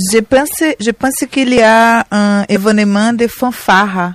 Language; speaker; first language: French; non-native, learner; Portuguese